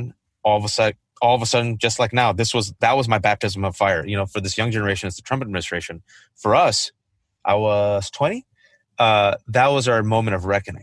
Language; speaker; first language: English; native; English